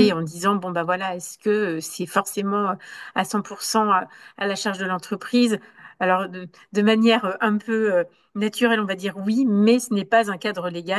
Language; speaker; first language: French; native; French